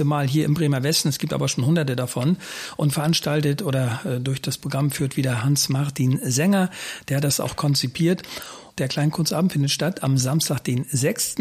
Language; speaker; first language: German; native; German